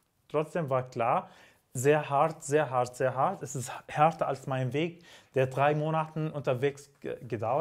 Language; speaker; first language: German; non-native, fluent; Arabic